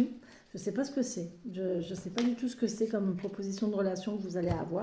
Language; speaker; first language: French; native; French